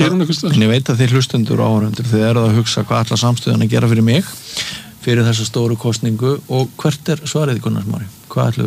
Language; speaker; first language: Icelandic; native; Icelandic